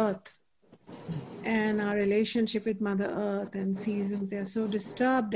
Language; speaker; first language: English; non-native, local second language; Hindi